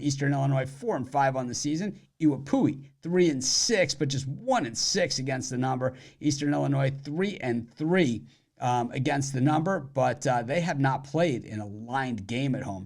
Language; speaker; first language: English; native; English